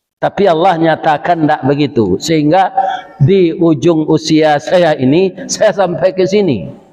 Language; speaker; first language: Malay; non-native, local second language; Minangkabau